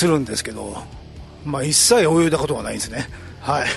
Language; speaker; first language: Japanese; native; Japanese